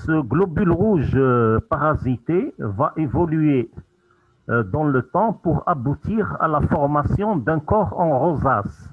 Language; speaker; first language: French; non-native, local second language; Arabic